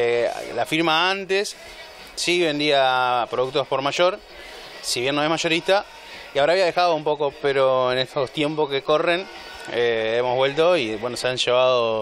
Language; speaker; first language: Spanish; native; Spanish